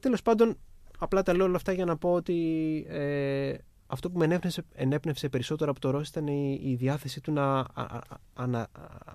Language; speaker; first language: Greek; native; Greek